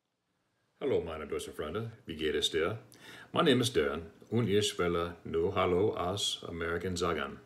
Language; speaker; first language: German; non-native, learner; English